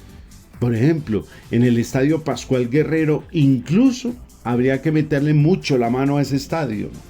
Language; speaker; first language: Spanish; native; Spanish